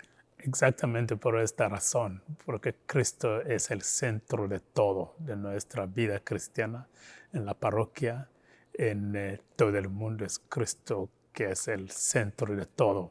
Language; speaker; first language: Spanish; non-native, fluent; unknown